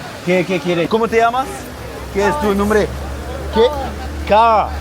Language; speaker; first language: Spanish; non-native, learner; French